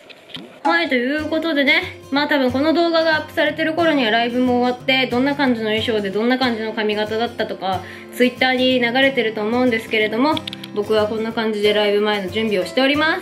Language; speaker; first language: Japanese; native; Japanese